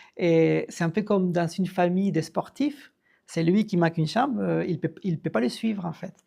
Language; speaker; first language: French; non-native, fluent; Spanish